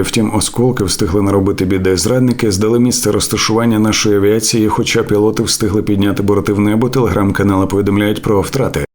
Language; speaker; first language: Ukrainian; native; Ukrainian